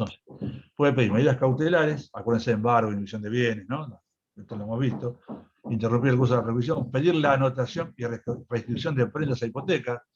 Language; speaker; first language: Spanish; native; Spanish